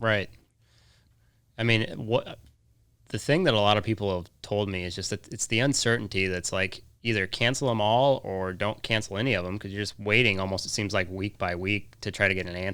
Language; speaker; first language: English; native; English